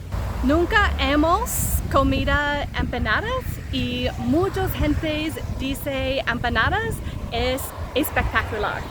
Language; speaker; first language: Spanish; non-native, learner; English